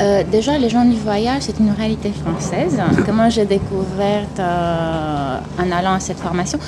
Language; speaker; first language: French; non-native, fluent; Romanian